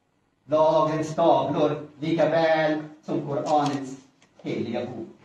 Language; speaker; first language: Swedish; non-native, fluent; Arabic